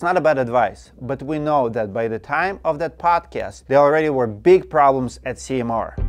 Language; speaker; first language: English; non-native, fluent; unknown